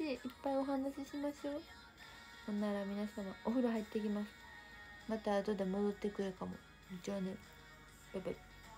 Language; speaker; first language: Japanese; native; Japanese